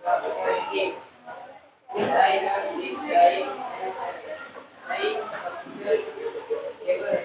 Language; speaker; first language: English; non-native, learner; Indonesian